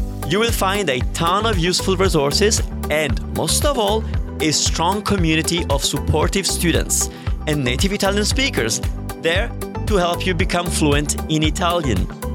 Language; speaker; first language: English; non-native, fluent; Italian